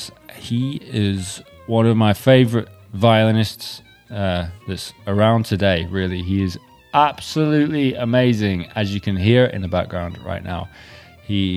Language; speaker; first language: English; native; English